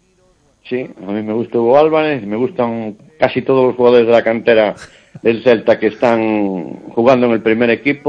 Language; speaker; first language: Spanish; native; Spanish